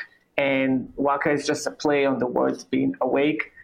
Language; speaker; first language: English; non-native, fluent; Hebrew